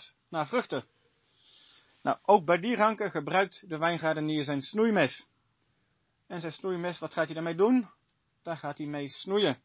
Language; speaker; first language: Dutch; native; Dutch